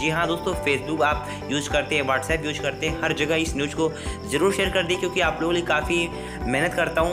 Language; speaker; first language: Hindi; native; Hindi